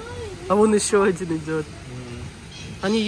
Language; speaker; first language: Russian; native; Russian